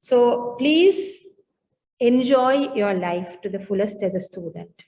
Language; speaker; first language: English; non-native, local second language; Sinhala